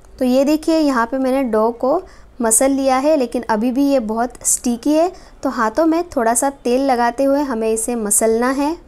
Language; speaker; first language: Hindi; non-native, local second language; Marathi